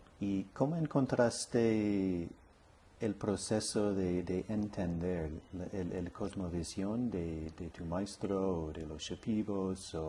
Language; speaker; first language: Spanish; non-native, learner; English